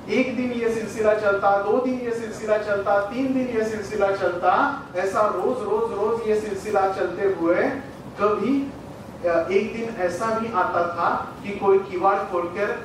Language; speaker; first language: Hindi; non-native, local second language; Marathi